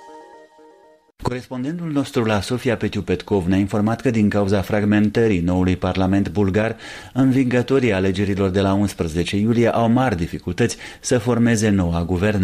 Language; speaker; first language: Romanian; native; Romanian